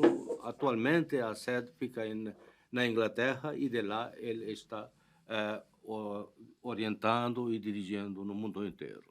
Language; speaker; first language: Portuguese; non-native, fluent; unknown